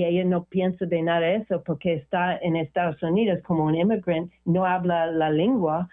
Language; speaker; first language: Spanish; non-native, learner; English